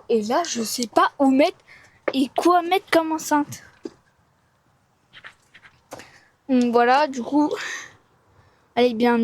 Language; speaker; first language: French; native; French